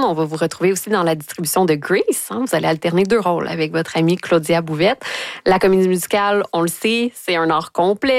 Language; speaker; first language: French; native; French